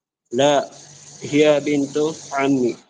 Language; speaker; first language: Arabic; non-native, learner; Filipino